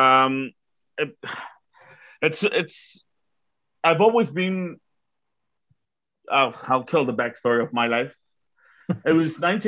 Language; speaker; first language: English; non-native, fluent; Spanish